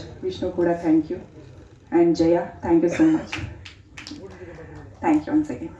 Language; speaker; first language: Tamil; non-native, fluent; Kannada